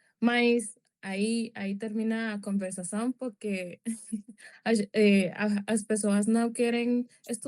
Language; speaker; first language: Portuguese; non-native, learner; Spanish